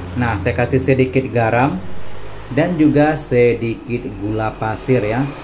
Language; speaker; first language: Indonesian; non-native, local second language; Minangkabau